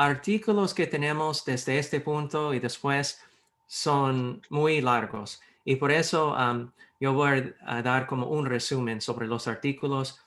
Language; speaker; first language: Spanish; non-native, fluent; English